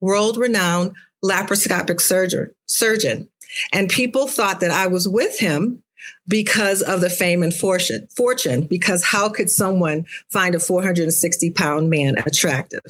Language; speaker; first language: English; native; English